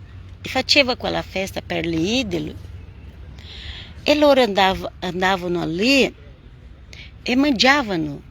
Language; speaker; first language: Italian; non-native, fluent; Portuguese